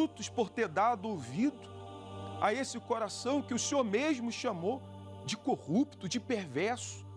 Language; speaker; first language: Portuguese; native; Portuguese